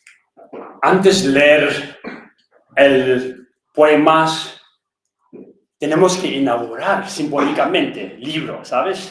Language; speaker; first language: Spanish; non-native, learner; Tibetan